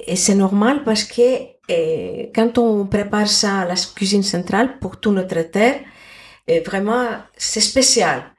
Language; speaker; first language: French; non-native, fluent; Greek